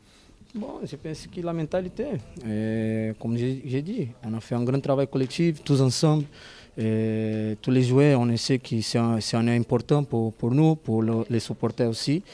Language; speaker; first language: French; non-native, learner; Portuguese